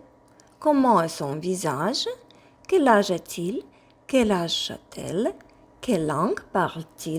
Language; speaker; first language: French; non-native, fluent; Ukrainian